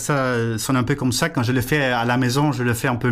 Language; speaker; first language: French; non-native, fluent; Spanish